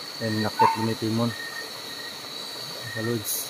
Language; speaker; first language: Filipino; native; Filipino